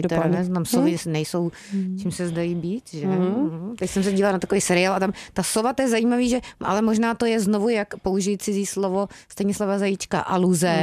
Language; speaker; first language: Czech; native; Czech